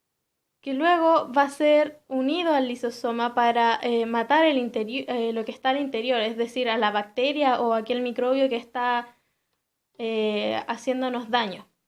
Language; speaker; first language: Spanish; native; Spanish